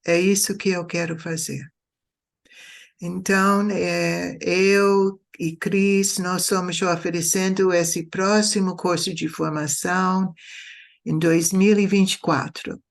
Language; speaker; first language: Portuguese; non-native, fluent; English